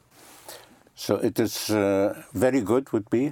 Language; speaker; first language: English; non-native, fluent; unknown